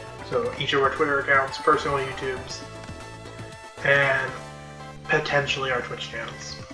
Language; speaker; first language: English; native; English